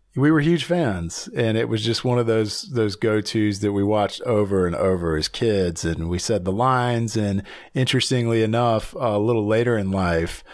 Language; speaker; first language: English; native; English